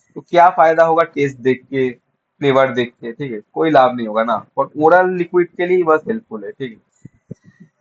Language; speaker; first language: Hindi; non-native, local second language; Bangla